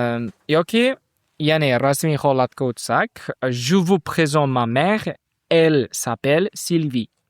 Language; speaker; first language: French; non-native, fluent; Uzbek